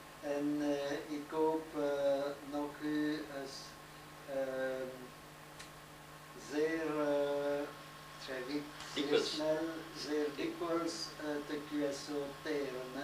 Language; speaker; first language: Dutch; non-native, learner; French